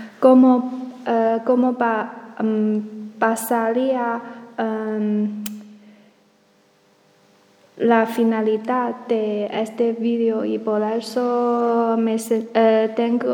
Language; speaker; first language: Spanish; non-native, learner; Chinese